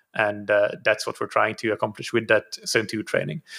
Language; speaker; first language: English; non-native, fluent; Finnish